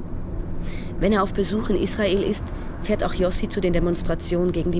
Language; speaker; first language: German; native; German